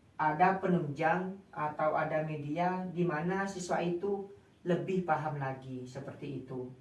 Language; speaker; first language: Indonesian; non-native, local second language; Madurese